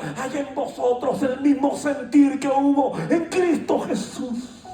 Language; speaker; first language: Spanish; native; Spanish